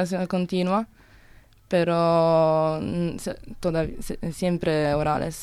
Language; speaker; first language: Spanish; non-native, learner; Italian